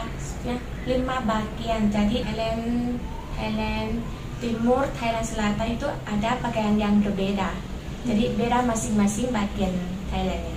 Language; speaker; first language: Indonesian; non-native, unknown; Thai